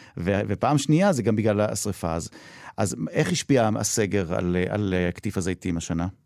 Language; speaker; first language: Hebrew; native; Hebrew